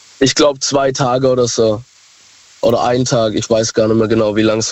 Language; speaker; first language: German; native; German